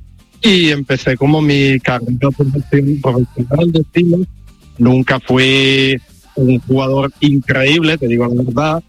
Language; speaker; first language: Spanish; non-native, fluent; Italian